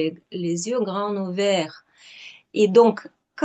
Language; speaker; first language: French; non-native, fluent; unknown